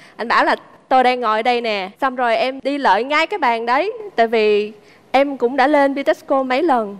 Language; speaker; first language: Vietnamese; native; Vietnamese